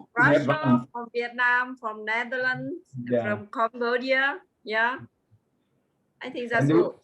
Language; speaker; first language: English; non-native, fluent; Vietnamese